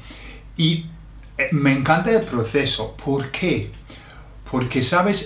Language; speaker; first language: Spanish; non-native, fluent; English